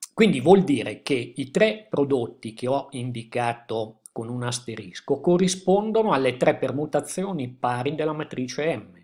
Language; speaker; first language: Italian; native; Italian